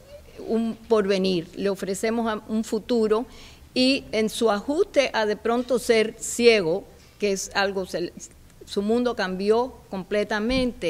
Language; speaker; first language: Spanish; native; Spanish